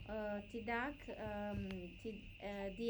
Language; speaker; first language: Indonesian; non-native, learner; English